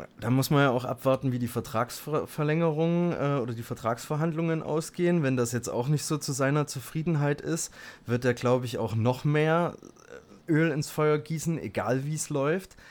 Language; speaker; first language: German; native; German